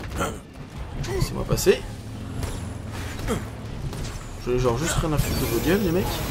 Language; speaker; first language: French; native; French